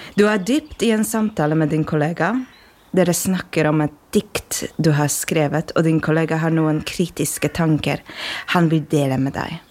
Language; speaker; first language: Norwegian; non-native, fluent; Polish